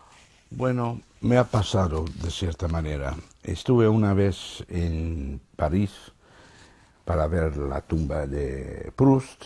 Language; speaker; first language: Spanish; non-native, fluent; Dutch